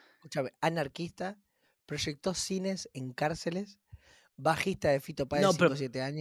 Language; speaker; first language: Spanish; native; Spanish